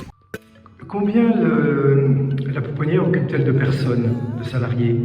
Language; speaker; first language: French; native; French